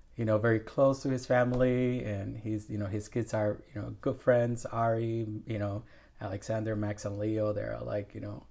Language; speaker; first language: English; non-native, fluent; Spanish